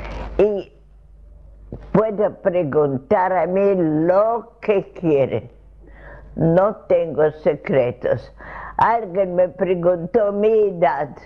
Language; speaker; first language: Spanish; non-native, fluent; Russian